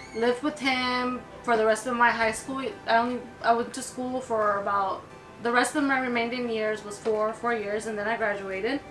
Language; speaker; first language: English; native; English